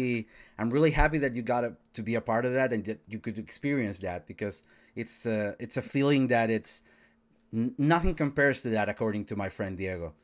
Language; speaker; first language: English; non-native, fluent; Spanish